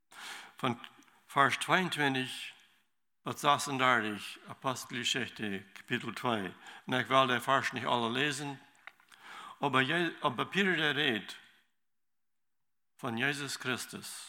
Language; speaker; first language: German; non-native, learner; Low German